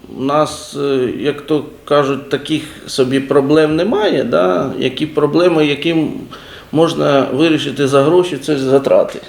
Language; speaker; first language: Ukrainian; native; Ukrainian